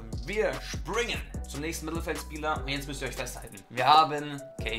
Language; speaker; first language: German; native; German